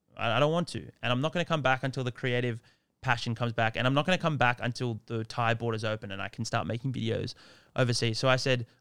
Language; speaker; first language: English; native; English